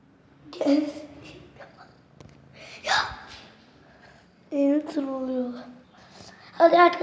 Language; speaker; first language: Turkish; native; Turkish